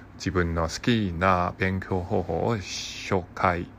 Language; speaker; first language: Japanese; non-native, learner; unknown